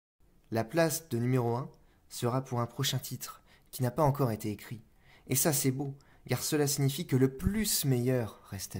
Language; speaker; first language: French; native; French